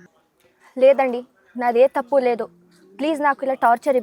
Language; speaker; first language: Telugu; non-native, learner; Kannada